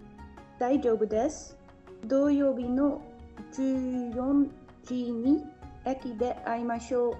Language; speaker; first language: Japanese; non-native, learner; Dutch